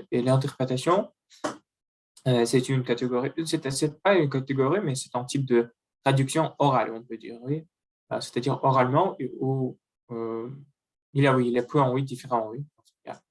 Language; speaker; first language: French; non-native, learner; Russian